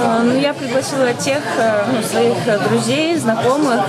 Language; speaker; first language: Russian; native; Russian